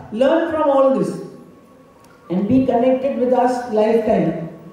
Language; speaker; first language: English; non-native, local second language; Marathi